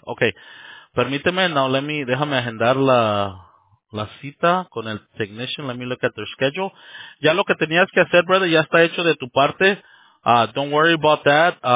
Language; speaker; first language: Spanish; early bilingual, heritage; Spanish